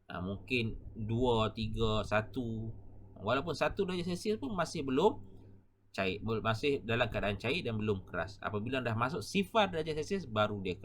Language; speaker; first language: Malay; native; Malay